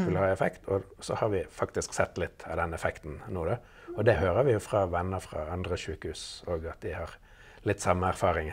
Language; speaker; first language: Norwegian; native; Norwegian